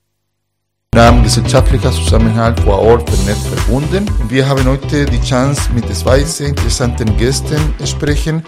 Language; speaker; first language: German; non-native, fluent; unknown